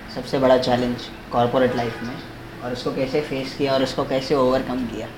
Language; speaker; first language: Hindi; non-native, local second language; Marathi